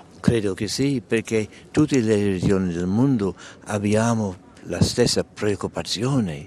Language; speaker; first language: Italian; non-native, fluent; English